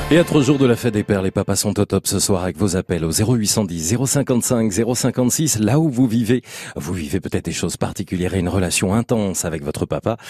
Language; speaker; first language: French; native; French